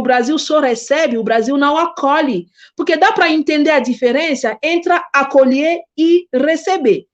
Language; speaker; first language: Portuguese; non-native, fluent; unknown